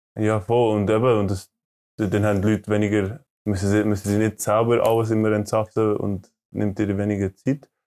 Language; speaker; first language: German; early bilingual, other home language; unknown